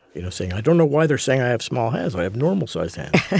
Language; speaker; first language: English; native; English